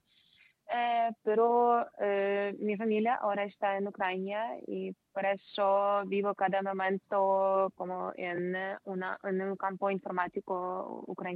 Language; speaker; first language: Spanish; non-native, fluent; Ukrainian